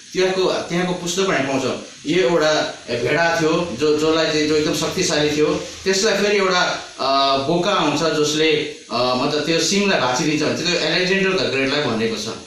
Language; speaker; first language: Nepali; native; Nepali